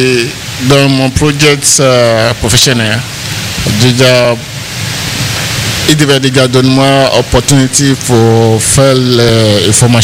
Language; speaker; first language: French; non-native, learner; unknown